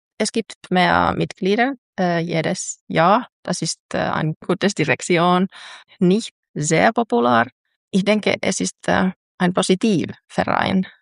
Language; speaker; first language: German; non-native, learner; Finnish